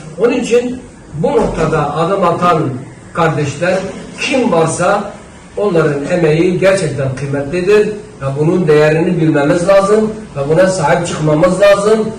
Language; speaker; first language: Turkish; non-native, local second language; Zaza